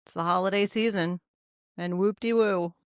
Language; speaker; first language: English; native; English